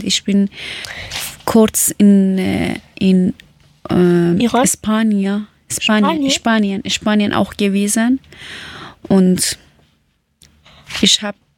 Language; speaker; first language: German; non-native, learner; Persian